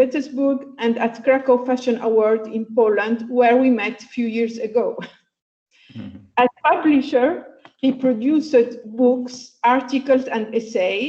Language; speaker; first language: English; non-native, fluent; Italian